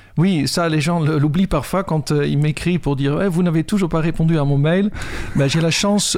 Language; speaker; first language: French; non-native, fluent; Dutch